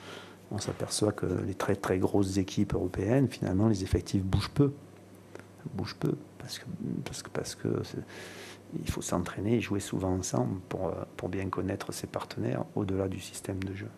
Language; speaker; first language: French; native; French